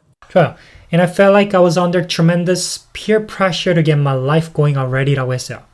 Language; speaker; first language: English; non-native, fluent; Korean